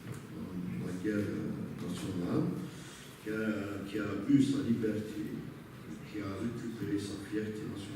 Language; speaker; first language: French; non-native, local second language; Arabic